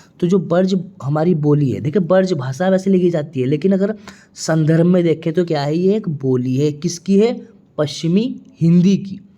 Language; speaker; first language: Hindi; native; Hindi